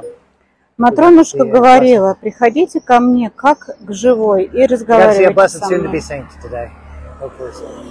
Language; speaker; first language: Russian; native; Russian